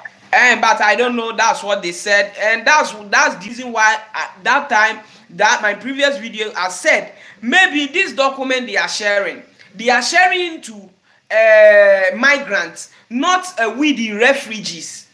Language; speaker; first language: English; non-native, local second language; Akan